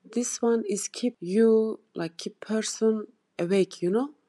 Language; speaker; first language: English; non-native, learner; Turkish